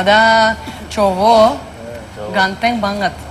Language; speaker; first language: Indonesian; non-native, learner; Russian